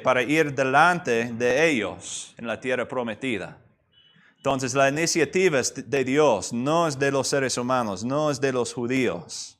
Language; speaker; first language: Spanish; non-native, fluent; English